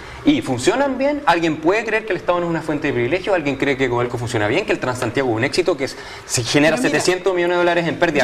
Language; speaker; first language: Spanish; native; Spanish